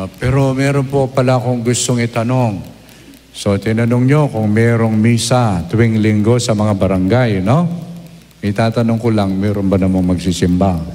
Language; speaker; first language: Filipino; non-native, local second language; Pampanga